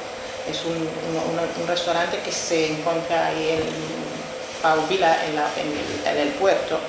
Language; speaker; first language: Spanish; non-native, fluent; Wolof